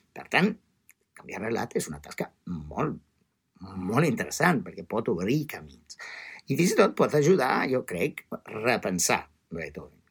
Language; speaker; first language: Catalan; non-native, fluent; Italian